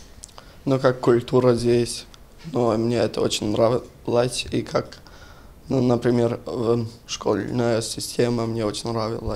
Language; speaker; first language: Russian; non-native, learner; German